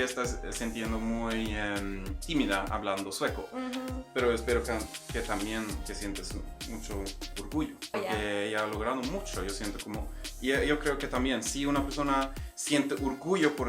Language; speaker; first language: Spanish; non-native, fluent; Swedish